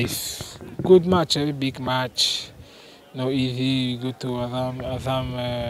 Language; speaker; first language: English; non-native, learner; French